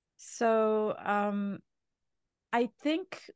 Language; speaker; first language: English; non-native, fluent; Bulgarian